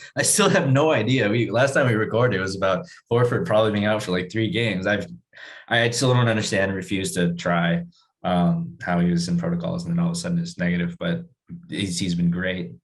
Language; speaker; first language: English; native; English